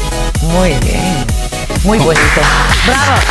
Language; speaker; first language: Spanish; native; Spanish